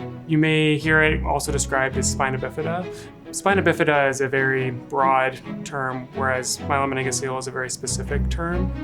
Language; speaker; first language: English; native; English